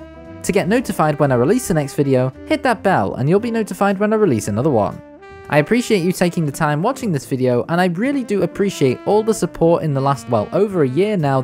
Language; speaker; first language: English; native; English